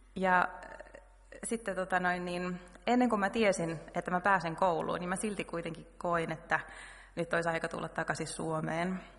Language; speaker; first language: Finnish; native; Finnish